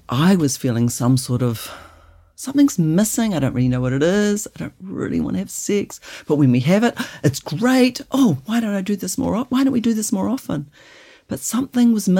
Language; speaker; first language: English; native; English